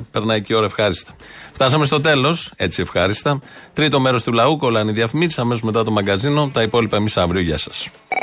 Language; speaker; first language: Greek; non-native, fluent; Bulgarian